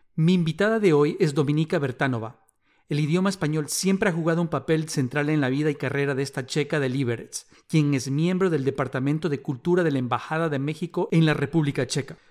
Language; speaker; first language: Spanish; native; Spanish